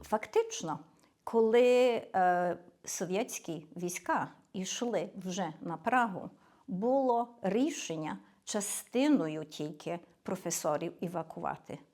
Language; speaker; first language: Ukrainian; early bilingual, heritage; Ukrainian